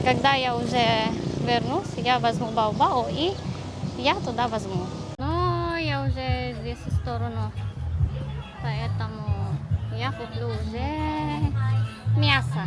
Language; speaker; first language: Russian; non-native, learner; Filipino